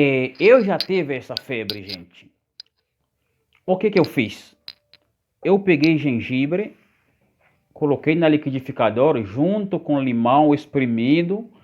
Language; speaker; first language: Portuguese; non-native, fluent; Haitian Creole